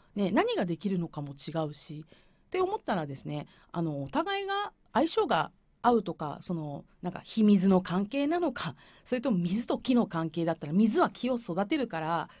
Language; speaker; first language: Japanese; native; Japanese